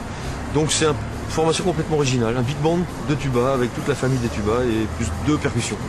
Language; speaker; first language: French; native; French